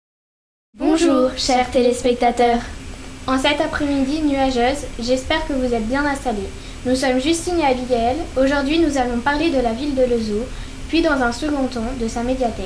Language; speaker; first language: French; native; French